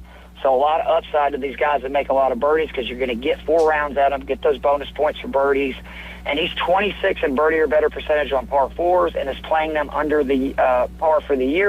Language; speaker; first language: English; native; English